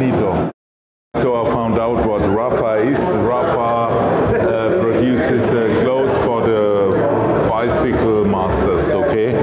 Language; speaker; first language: English; non-native, fluent; German